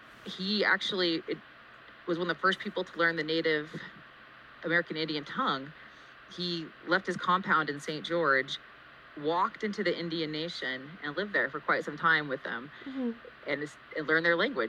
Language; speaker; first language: English; native; English